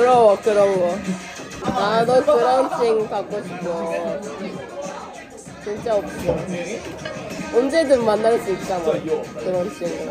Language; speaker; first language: Korean; non-native, learner; Japanese